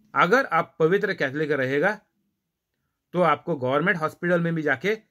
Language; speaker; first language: Hindi; non-native, local second language; Marathi